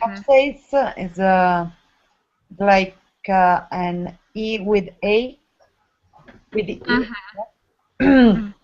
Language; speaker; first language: English; non-native, learner; Italian